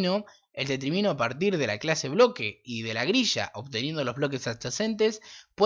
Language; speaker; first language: Spanish; native; Spanish